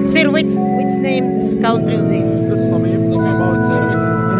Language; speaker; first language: English; non-native, learner; Filipino